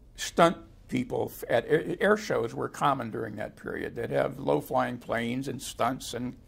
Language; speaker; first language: English; native; English